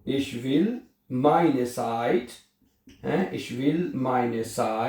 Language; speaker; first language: German; non-native, fluent; Urdu